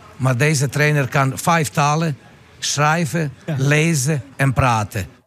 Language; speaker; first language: Dutch; non-native, fluent; Serbian